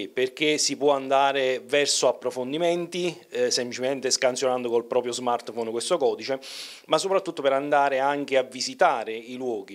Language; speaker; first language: Italian; native; Italian